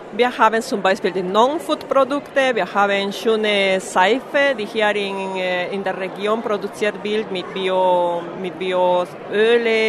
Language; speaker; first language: German; non-native, fluent; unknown